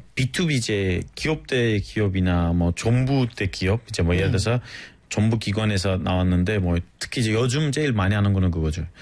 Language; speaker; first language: Korean; non-native, fluent; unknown